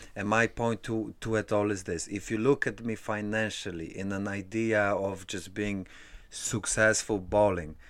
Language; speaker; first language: English; early bilingual, other home language; Polish